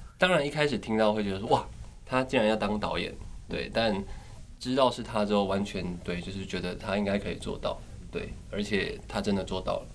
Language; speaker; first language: Chinese; native; Chinese